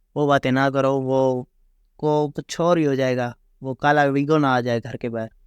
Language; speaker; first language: Urdu; non-native, local second language; Sindhi